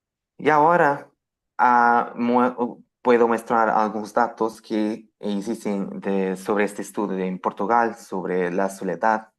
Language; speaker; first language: Spanish; non-native, fluent; Portuguese